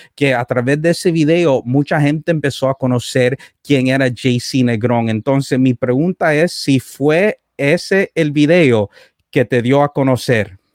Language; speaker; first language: Spanish; early bilingual, heritage; Spanish